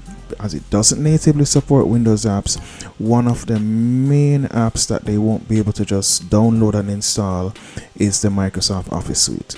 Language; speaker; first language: English; native; English